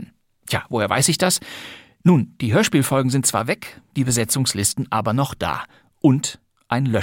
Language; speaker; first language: German; native; German